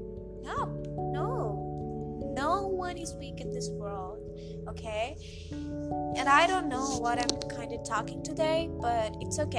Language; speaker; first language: English; native; English